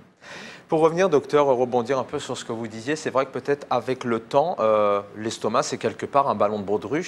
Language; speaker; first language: French; native; French